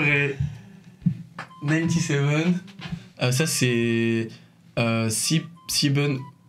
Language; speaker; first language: French; native; French